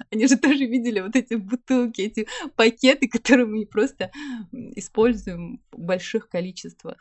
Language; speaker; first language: Russian; native; Russian